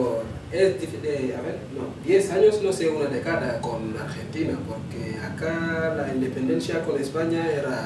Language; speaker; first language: Spanish; non-native, local second language; Wolof